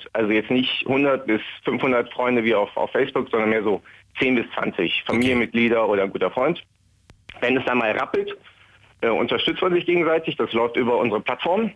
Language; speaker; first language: German; native; German